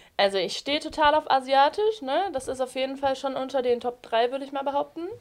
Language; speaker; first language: German; early bilingual, other home language; Slovenian